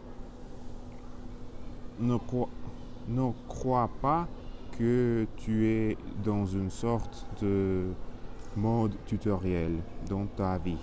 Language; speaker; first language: French; non-native, learner; Spanish